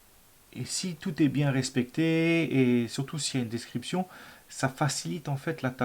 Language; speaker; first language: French; native; French